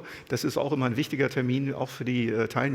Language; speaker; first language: German; native; German